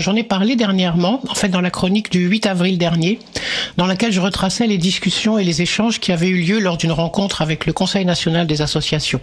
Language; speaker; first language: French; native; French